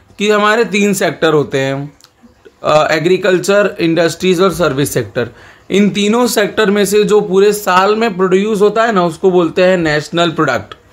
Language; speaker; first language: Hindi; non-native, local second language; Gujarati